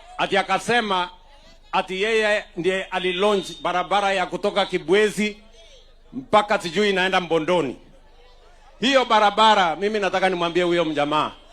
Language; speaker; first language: Swahili; non-native, local second language; Kalenjin